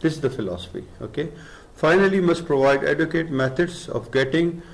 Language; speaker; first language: English; non-native, local second language; Urdu